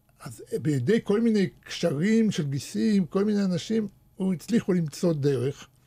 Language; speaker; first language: Hebrew; early bilingual, other home language; Russian